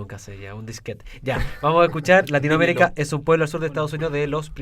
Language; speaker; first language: Spanish; native; Spanish